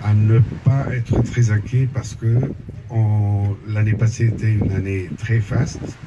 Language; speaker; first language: French; non-native, local second language; Arabic